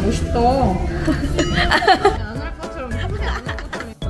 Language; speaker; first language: Korean; native; Korean